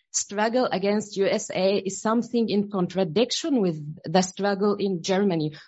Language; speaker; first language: English; non-native, learner; Arabic